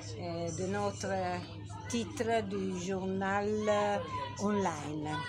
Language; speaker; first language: French; non-native, learner; Italian